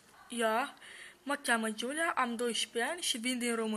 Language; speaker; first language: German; early bilingual, other home language; Romanian